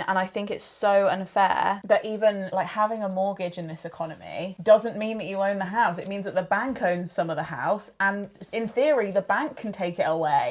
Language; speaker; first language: English; native; English